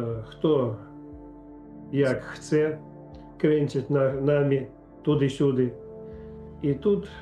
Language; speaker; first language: Polish; non-native, fluent; Ukrainian